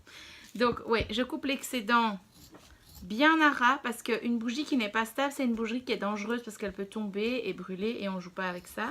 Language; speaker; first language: French; native; French